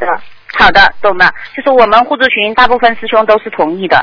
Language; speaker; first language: Chinese; native; Chinese